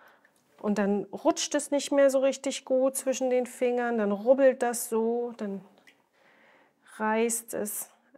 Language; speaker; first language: German; native; German